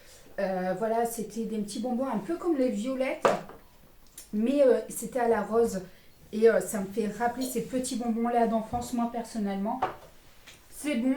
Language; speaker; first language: French; native; French